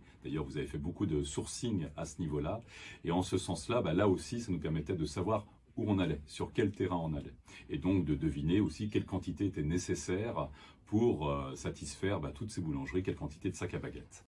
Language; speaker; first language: French; native; French